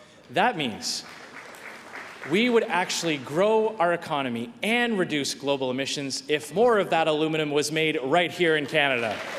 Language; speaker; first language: English; native; English